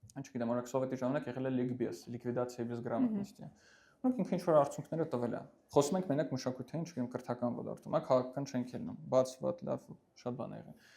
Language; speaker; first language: Armenian; early bilingual, heritage; Armenian